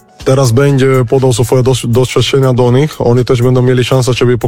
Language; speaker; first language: Polish; non-native, learner; Spanish